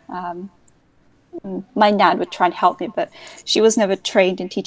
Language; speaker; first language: English; native; English